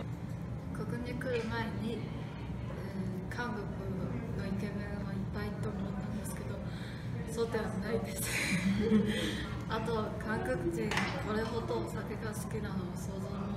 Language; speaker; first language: Japanese; non-native, fluent; Chinese